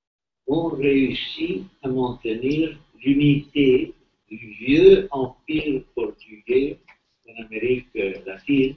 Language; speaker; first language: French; non-native, fluent; Spanish